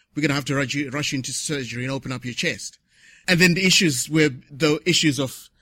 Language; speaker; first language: English; non-native, local second language; Shona